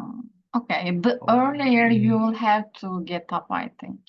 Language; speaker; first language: English; non-native, learner; Turkish